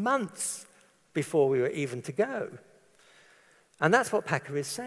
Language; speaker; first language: English; native; English